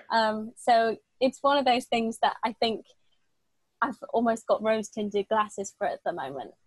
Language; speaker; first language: English; native; English